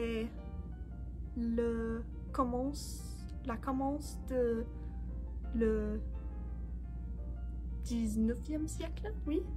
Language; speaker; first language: French; non-native, learner; English